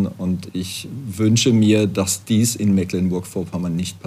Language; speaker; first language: German; native; German